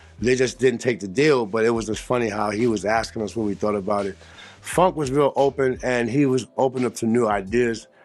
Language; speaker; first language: English; native; English